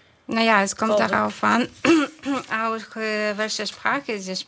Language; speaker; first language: German; non-native, fluent; Ukrainian